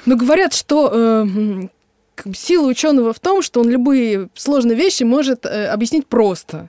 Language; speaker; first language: Russian; native; Russian